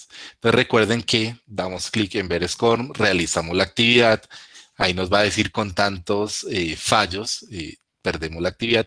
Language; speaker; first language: Spanish; native; Spanish